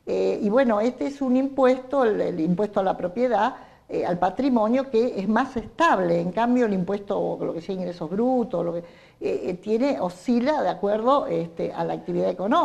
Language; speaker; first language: Spanish; native; Spanish